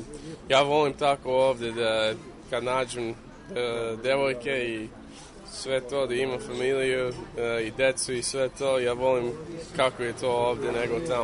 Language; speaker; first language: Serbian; early bilingual, heritage; English